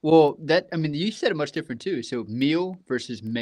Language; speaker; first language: English; native; English